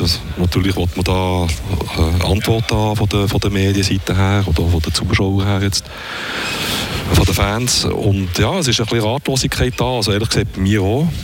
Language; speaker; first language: German; native; German